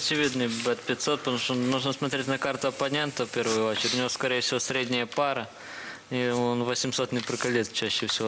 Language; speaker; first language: Russian; native; Russian